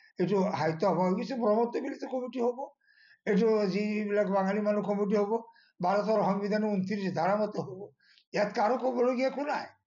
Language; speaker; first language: Assamese; non-native, local second language; Bangla